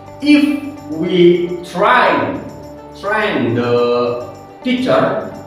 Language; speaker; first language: English; non-native, learner; Indonesian